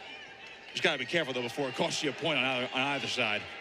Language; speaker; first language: English; native; English